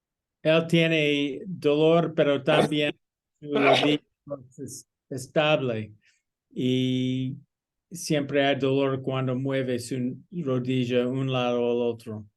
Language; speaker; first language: Spanish; non-native, learner; English